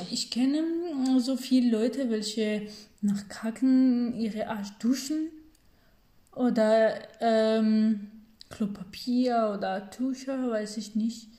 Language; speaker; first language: German; non-native, learner; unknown